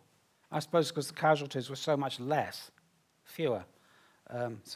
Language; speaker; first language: English; native; English